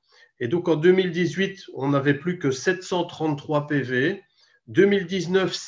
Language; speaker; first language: French; native; French